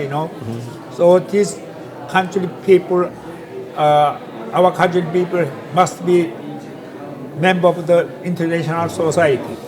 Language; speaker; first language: English; non-native, learner; Korean